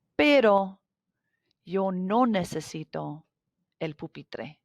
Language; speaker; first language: Spanish; non-native, fluent; English